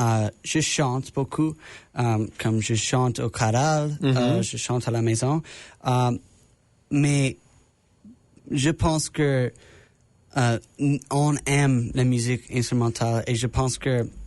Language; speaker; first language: French; non-native, learner; English